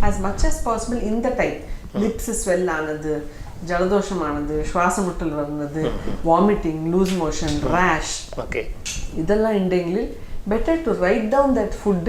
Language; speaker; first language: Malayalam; non-native, fluent; Tamil